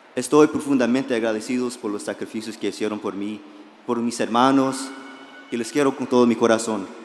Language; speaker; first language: Spanish; early bilingual, other home language; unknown